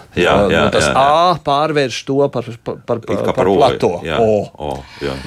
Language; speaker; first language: Latvian; native; Latvian